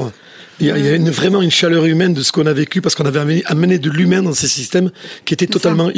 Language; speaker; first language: French; native; French